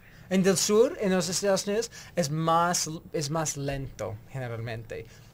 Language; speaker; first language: Spanish; non-native, learner; English